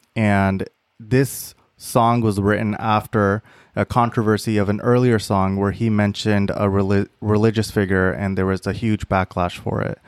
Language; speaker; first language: English; native; English